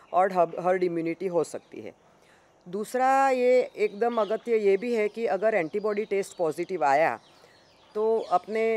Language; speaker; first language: Hindi; non-native, local second language; Gujarati